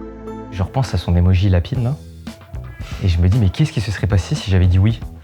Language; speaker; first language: French; native; French